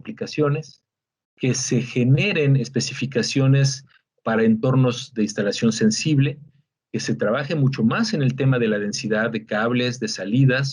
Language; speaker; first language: Spanish; native; Spanish